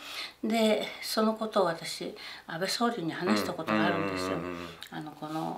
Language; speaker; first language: Japanese; native; Japanese